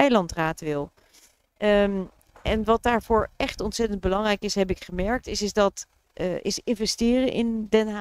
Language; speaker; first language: Dutch; native; Dutch